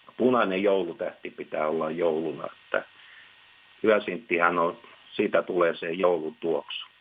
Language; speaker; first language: Finnish; native; Finnish